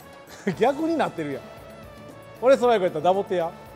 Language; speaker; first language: Japanese; native; Japanese